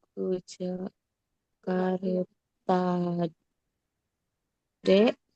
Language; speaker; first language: Japanese; non-native, learner; Indonesian